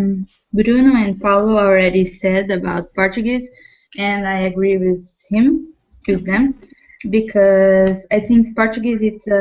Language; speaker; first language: English; non-native, learner; Portuguese